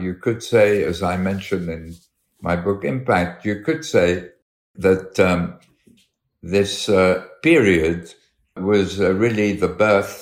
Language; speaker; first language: English; early bilingual, other home language; Arabic